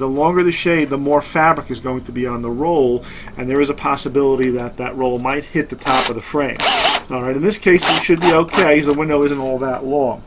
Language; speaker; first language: English; native; English